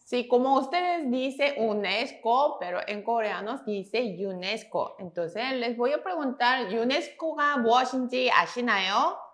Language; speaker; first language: Spanish; non-native, fluent; Korean